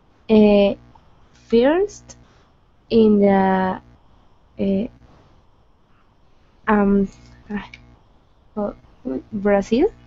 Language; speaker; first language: English; non-native, learner; Spanish